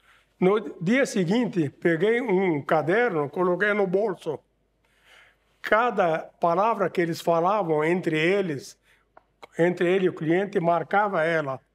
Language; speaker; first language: Portuguese; non-native, fluent; Arabic